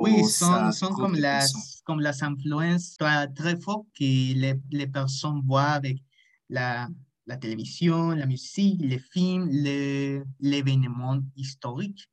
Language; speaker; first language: French; non-native, learner; Spanish